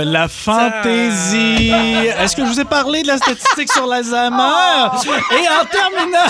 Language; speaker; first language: French; native; French